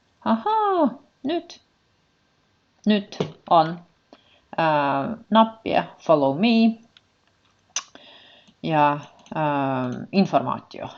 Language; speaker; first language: Finnish; non-native, learner; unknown